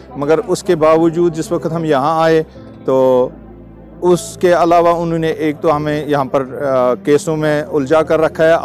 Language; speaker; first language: Hindi; non-native, local second language; Kashmiri